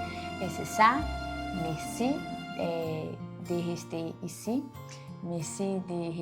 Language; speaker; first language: French; non-native, learner; Portuguese